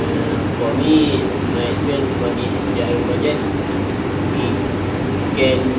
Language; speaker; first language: English; non-native, local second language; Malay